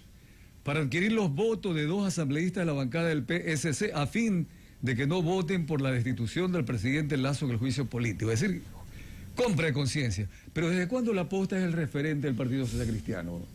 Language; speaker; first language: Spanish; native; Spanish